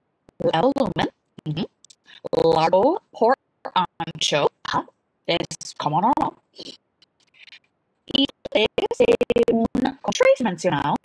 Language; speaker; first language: Spanish; non-native, learner; English